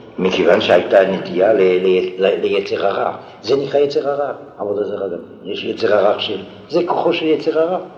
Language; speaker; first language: Hebrew; non-native, fluent; French